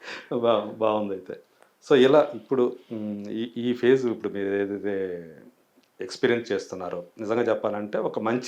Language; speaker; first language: Telugu; native; Telugu